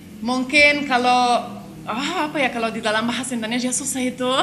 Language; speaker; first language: Indonesian; non-native, learner; Lithuanian